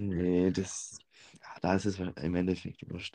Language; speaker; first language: German; native; German